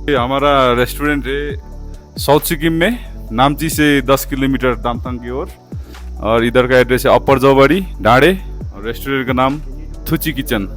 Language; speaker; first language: Hindi; non-native, local second language; Nepali